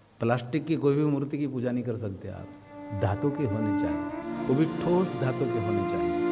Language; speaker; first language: Hindi; non-native, local second language; Gujarati